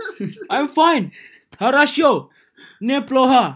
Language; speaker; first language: Russian; non-native, learner; Indonesian